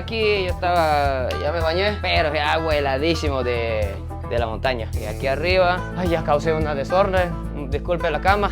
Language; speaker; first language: Spanish; non-native, fluent; Japanese